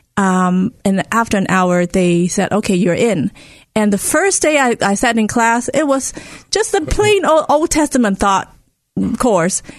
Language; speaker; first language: English; non-native, local second language; Cantonese